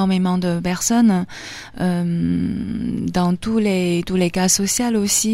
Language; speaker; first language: French; non-native, fluent; Chinese